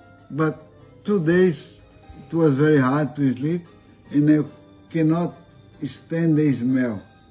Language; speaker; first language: English; non-native, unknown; Portuguese